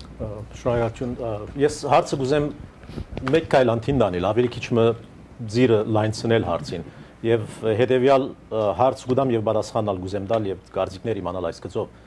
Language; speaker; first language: Armenian; early bilingual, heritage; Armenian